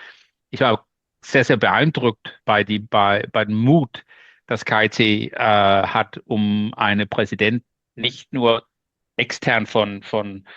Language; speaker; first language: German; non-native, learner; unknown